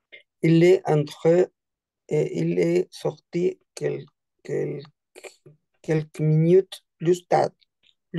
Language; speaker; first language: French; non-native, learner; Spanish